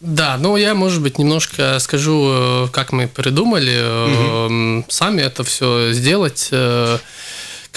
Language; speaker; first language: Russian; non-native, local second language; Latvian